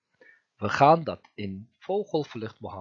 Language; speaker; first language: Dutch; non-native, fluent; Turkish